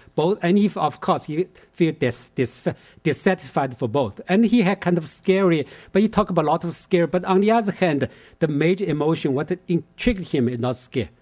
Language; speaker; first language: English; non-native, fluent; Chinese